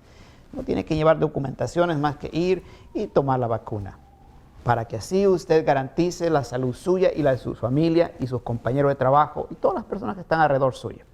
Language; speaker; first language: Spanish; native; Spanish